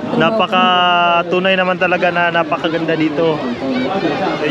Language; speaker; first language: Filipino; native; Filipino